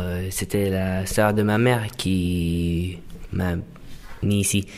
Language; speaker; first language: French; non-native, learner; English